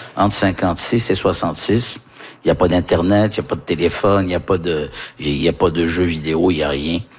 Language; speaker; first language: French; early bilingual, heritage; French